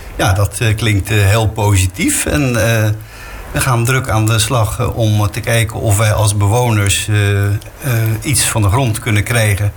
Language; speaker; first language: Dutch; native; Dutch